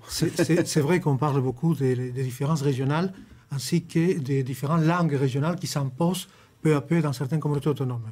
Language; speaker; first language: French; non-native, fluent; Spanish